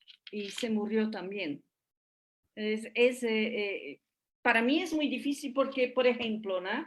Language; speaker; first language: Spanish; non-native, fluent; Portuguese